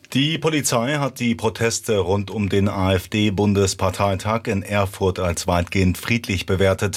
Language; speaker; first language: German; native; German